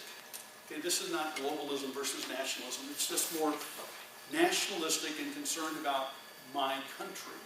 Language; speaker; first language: English; native; English